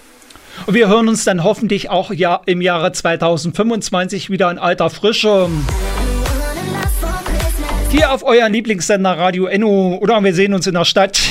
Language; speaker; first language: German; native; German